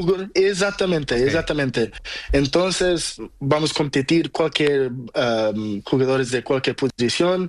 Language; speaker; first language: Spanish; non-native, learner; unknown